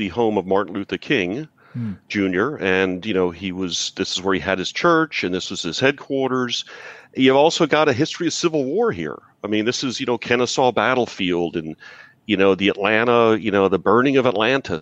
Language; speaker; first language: English; native; English